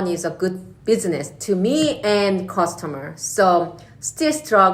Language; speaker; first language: English; non-native, learner; Korean